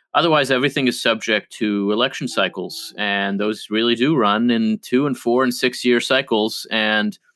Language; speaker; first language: English; early bilingual, other home language; Hebrew